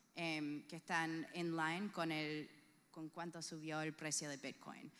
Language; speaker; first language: Spanish; early bilingual, heritage; Spanish